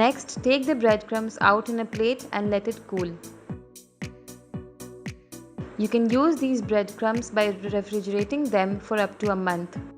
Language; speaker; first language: English; non-native, local second language; Hindi